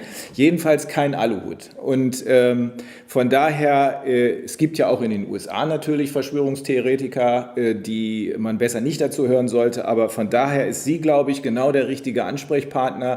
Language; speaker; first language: German; native; German